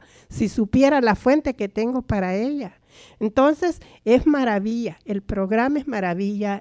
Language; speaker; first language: Spanish; native; Spanish